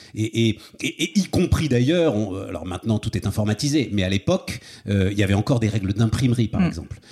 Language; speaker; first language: French; native; French